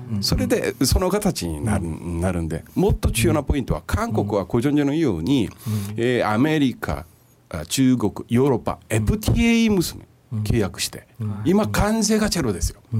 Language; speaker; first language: Japanese; non-native, fluent; Korean